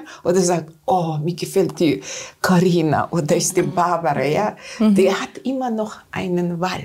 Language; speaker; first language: German; non-native, learner; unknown